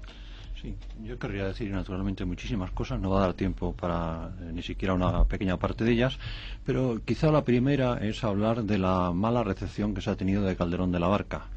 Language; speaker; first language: Spanish; native; Spanish